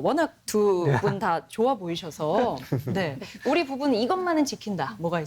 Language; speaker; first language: Korean; native; Korean